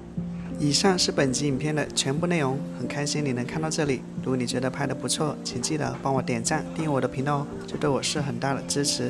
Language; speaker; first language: Chinese; native; Chinese